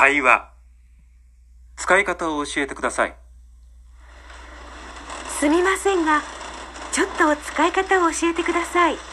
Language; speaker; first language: Japanese; non-native, fluent; Indonesian